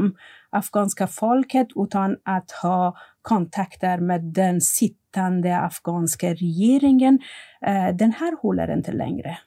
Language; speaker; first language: Swedish; non-native, fluent; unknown